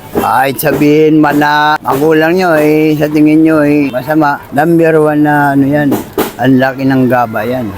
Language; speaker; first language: Filipino; non-native, local second language; Waray